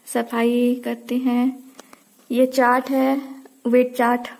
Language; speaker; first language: Hindi; non-native, local second language; Odia